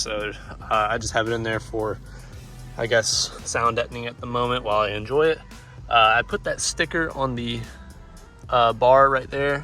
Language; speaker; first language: English; native; English